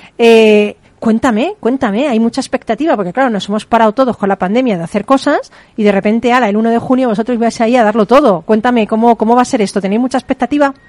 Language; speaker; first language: Spanish; native; Spanish